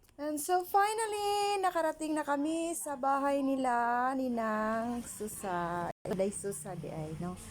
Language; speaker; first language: Filipino; non-native, local second language; Cebuano